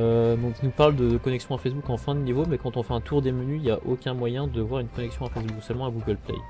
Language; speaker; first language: French; native; French